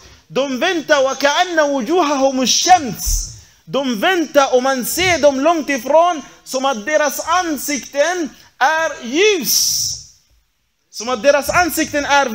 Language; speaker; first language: Swedish; non-native, fluent; Arabic